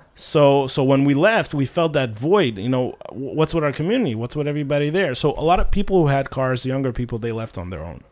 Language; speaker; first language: English; non-native, fluent; Russian